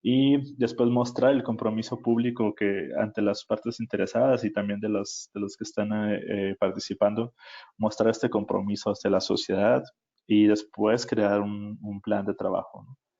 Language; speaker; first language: Spanish; native; Spanish